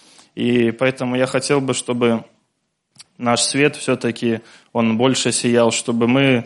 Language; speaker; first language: Russian; native; Russian